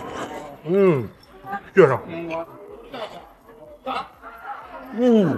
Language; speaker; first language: Chinese; native; Chinese